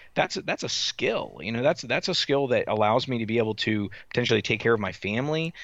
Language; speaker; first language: English; native; English